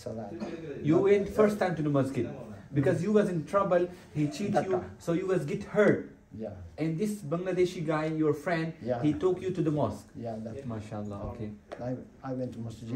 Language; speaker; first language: English; non-native, learner; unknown